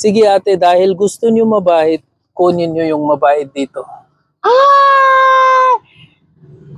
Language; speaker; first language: Filipino; non-native, learner; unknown